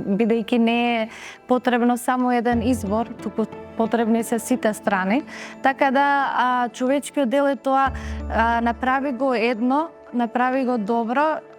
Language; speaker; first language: Macedonian; non-native, local second language; Albanian